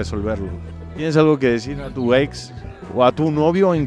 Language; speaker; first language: Spanish; native; Spanish